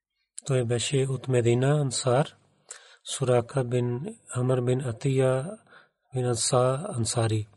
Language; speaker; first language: Bulgarian; non-native, learner; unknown